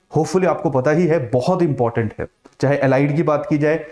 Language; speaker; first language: Hindi; native; Hindi